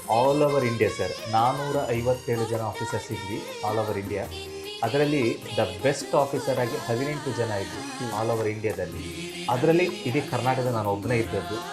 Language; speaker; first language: Kannada; native; Kannada